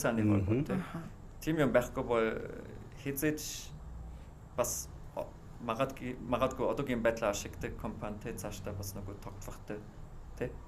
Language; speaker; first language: Mongolian; non-native, fluent; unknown